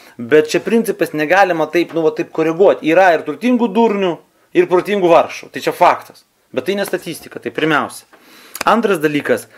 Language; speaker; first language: Lithuanian; non-native, local second language; Russian